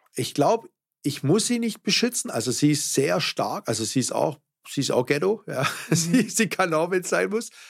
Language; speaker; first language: German; native; German